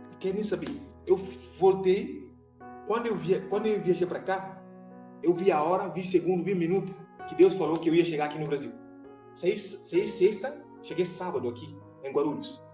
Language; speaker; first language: Portuguese; non-native, fluent; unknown